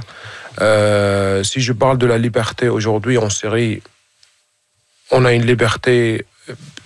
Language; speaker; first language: French; non-native, fluent; Arabic